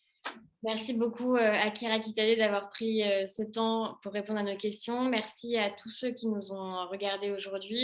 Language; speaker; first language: French; native; French